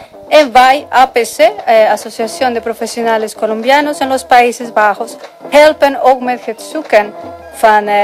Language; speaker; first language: Dutch; non-native, fluent; Spanish